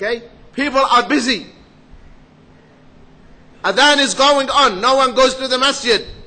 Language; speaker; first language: English; non-native, fluent; Arabic